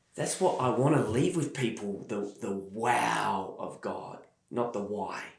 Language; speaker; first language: English; native; English